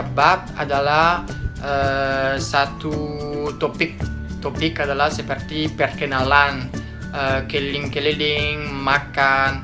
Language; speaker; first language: Indonesian; non-native, fluent; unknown